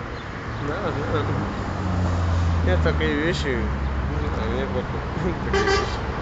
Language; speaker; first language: Russian; non-native, local second language; Georgian